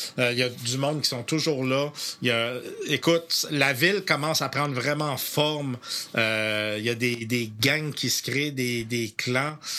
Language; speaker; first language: French; native; French